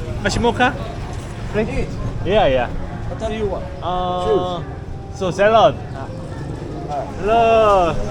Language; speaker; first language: English; non-native, learner; Korean